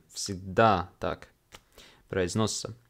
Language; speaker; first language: Russian; non-native, fluent; English